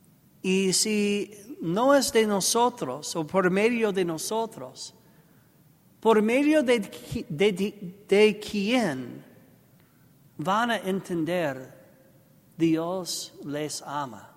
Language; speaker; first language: Spanish; non-native, learner; English